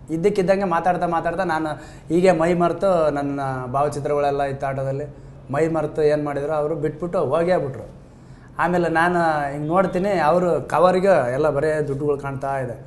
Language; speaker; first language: Kannada; native; Kannada